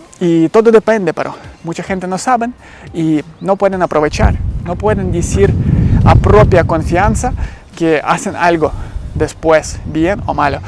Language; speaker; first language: Spanish; non-native, learner; Ukrainian